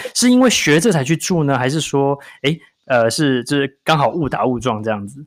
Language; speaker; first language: Chinese; native; Chinese